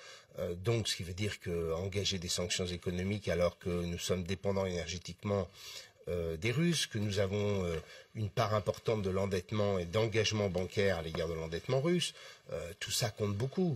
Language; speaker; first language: French; native; French